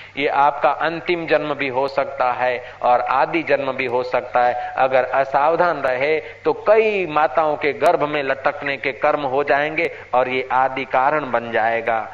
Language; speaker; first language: Hindi; non-native, local second language; Sindhi